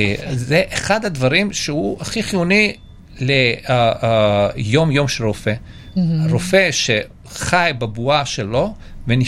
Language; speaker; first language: Hebrew; non-native, fluent; Georgian